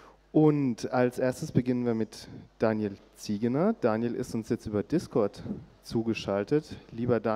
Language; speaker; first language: German; native; German